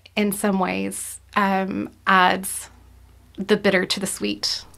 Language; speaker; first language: English; native; English